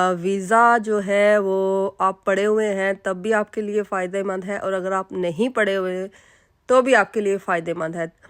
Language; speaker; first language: Urdu; native; Urdu